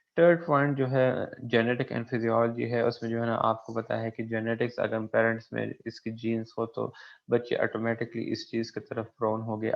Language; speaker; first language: Urdu; non-native, local second language; Pashto